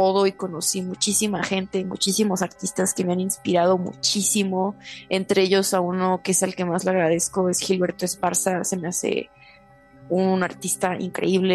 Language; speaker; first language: Spanish; native; Spanish